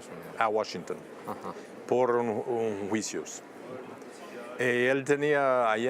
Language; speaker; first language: Spanish; non-native, fluent; English